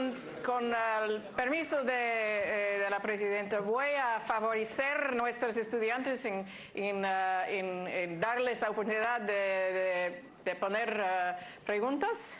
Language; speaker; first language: Spanish; non-native, fluent; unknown